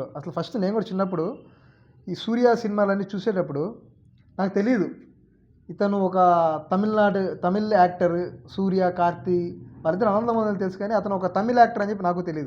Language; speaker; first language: Telugu; native; Telugu